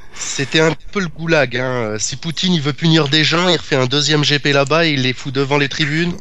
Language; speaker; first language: French; native; French